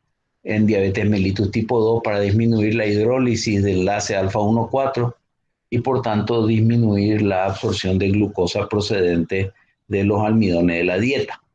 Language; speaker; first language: Spanish; native; Spanish